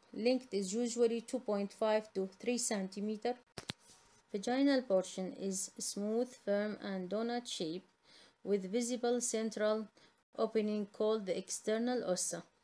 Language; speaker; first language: English; non-native, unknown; Arabic